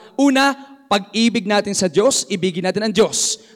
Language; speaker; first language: Filipino; native; Filipino